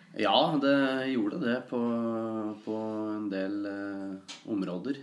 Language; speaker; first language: Norwegian; native; Norwegian